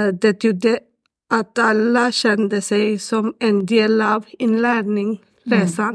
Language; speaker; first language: Swedish; non-native, learner; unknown